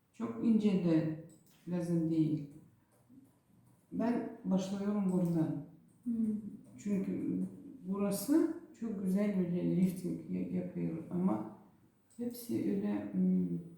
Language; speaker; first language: Turkish; non-native, learner; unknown